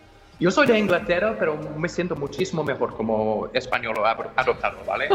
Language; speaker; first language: Spanish; non-native, fluent; English